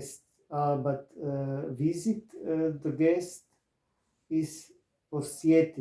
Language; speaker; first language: English; non-native, learner; Croatian